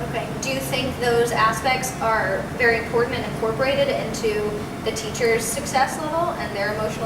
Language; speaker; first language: English; native; English